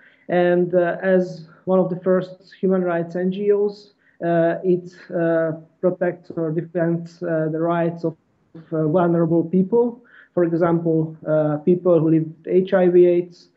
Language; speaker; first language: English; non-native, fluent; Hungarian